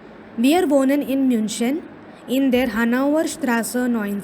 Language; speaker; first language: German; non-native, fluent; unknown